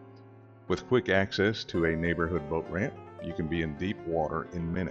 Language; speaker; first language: English; native; English